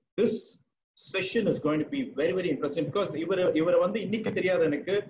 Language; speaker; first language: English; non-native, local second language; Tamil